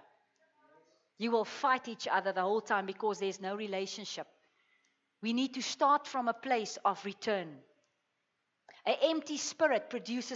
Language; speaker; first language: English; non-native, local second language; Afrikaans